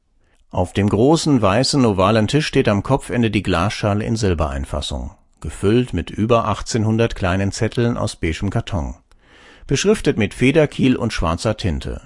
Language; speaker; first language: German; native; German